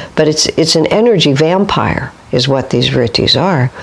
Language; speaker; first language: English; native; English